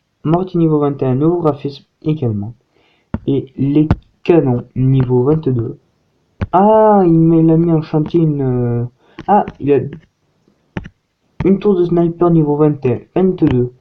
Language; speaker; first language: French; native; French